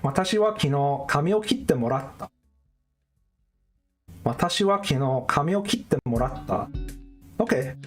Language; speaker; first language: Japanese; non-native, learner; English